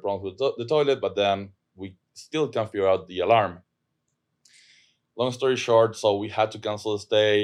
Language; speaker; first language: English; non-native, fluent; Spanish